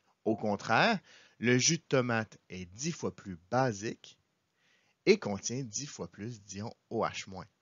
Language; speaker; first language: French; native; French